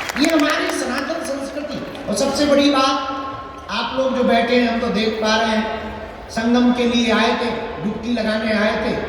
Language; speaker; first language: Hindi; native; Hindi